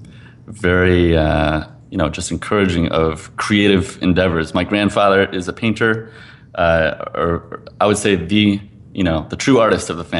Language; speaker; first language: English; native; English